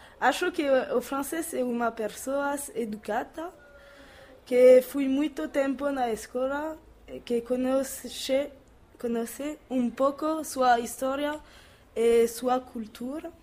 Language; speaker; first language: Portuguese; non-native, learner; French